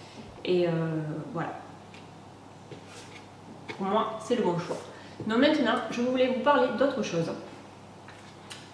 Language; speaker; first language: French; native; French